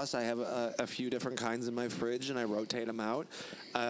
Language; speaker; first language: English; native; English